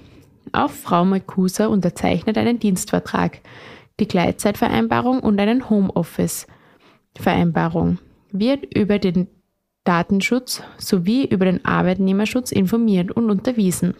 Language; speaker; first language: German; native; German